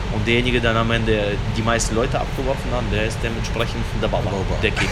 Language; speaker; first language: German; early bilingual, other home language; Russian